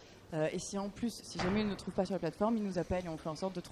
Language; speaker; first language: French; native; French